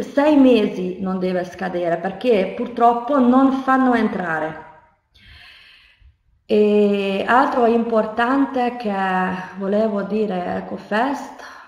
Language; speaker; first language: Italian; non-native, fluent; Hungarian